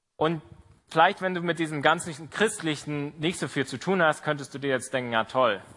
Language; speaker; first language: German; native; German